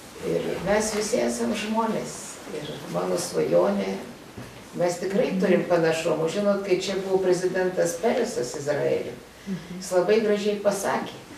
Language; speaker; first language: Lithuanian; native; Lithuanian